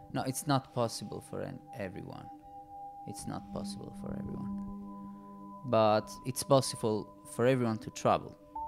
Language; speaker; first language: English; non-native, fluent; Italian